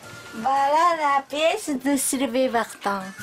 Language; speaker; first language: French; non-native, learner; Japanese